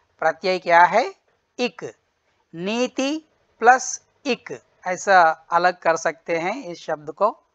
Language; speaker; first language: Hindi; non-native, local second language; Telugu